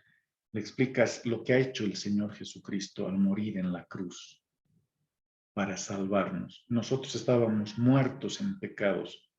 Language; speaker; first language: Spanish; native; Spanish